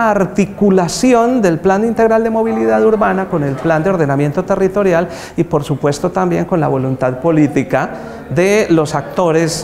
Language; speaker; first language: Spanish; native; Spanish